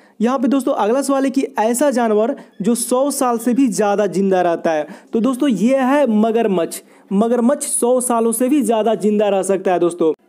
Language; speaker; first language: Hindi; native; Hindi